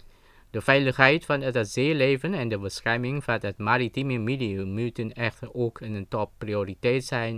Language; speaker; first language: Dutch; non-native, fluent; Indonesian